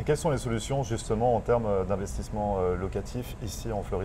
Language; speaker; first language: French; native; French